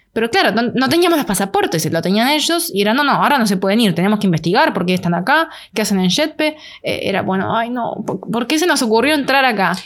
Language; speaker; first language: Spanish; native; Spanish